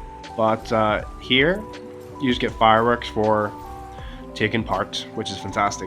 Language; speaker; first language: English; native; English